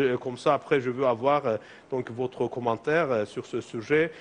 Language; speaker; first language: French; non-native, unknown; Azerbaijani